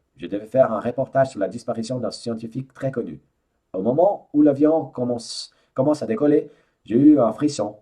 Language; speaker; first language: French; non-native, fluent; Portuguese